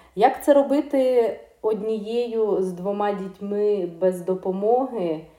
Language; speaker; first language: Ukrainian; non-native, local second language; Russian